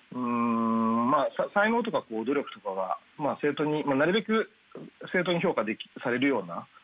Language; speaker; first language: Japanese; native; Japanese